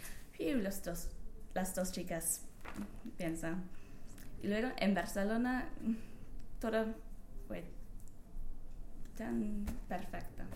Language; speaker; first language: Spanish; non-native, learner; English